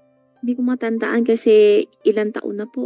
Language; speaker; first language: Filipino; non-native, learner; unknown